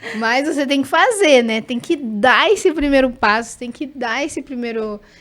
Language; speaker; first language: Portuguese; native; Portuguese